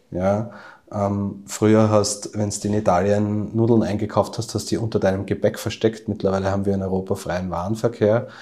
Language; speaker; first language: German; native; German